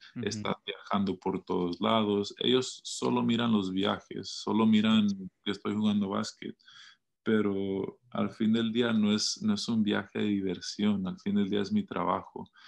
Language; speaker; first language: Spanish; early bilingual, heritage; Spanish